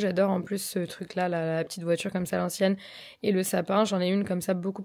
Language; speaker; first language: French; native; French